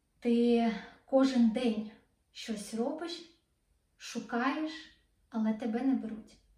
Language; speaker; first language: Ukrainian; non-native, local second language; Russian